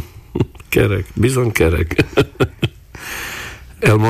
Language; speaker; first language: Hungarian; non-native, local second language; Slovak